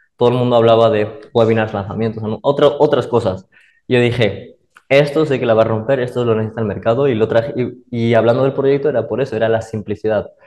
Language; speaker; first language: Spanish; early bilingual, other home language; Arabic